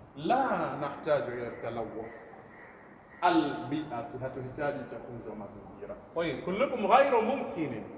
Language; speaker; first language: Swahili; native; Swahili